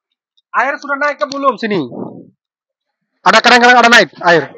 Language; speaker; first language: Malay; non-native, learner; Bangla